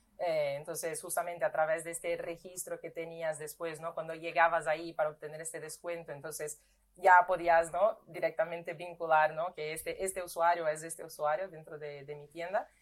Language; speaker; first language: Spanish; non-native, fluent; Portuguese